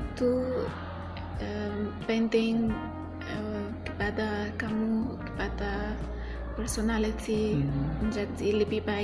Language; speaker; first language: Indonesian; non-native, learner; Arabic